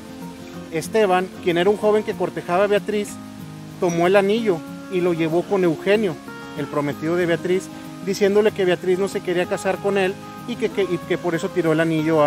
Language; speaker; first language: Spanish; native; Spanish